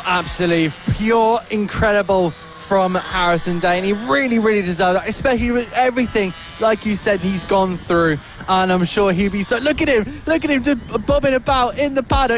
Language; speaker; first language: English; native; English